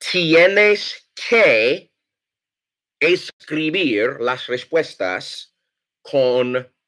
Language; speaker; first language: Spanish; non-native, fluent; English